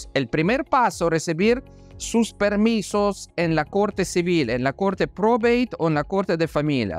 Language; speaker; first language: Spanish; non-native, fluent; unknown